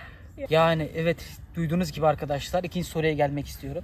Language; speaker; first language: Turkish; native; Turkish